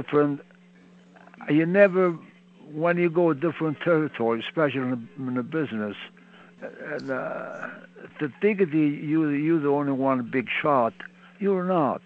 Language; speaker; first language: English; non-native, learner; Italian